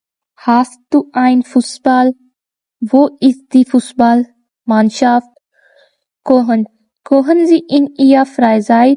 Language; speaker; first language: German; non-native, learner; Urdu